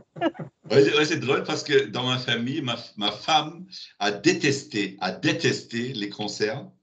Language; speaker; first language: French; non-native, learner; German